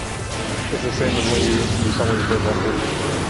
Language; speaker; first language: English; native; English